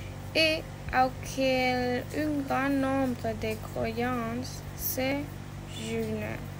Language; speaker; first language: French; non-native, learner; Spanish